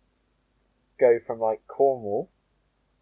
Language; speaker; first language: English; native; English